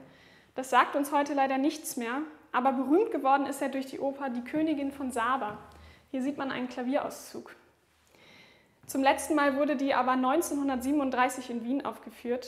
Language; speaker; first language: German; native; German